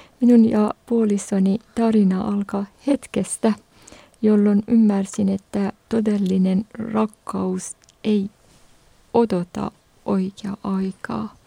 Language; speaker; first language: Finnish; non-native, fluent; Persian